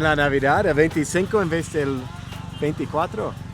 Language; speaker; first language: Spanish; non-native, fluent; English